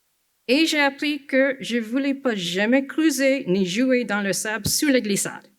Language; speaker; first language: French; non-native, local second language; English